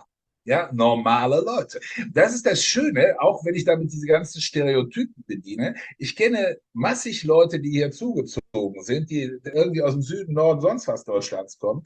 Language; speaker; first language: German; native; German